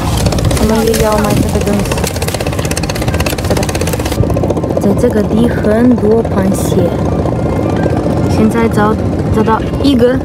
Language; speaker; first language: Chinese; non-native, learner; Ukrainian